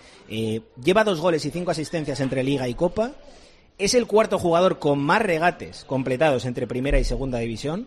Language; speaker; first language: Spanish; native; Spanish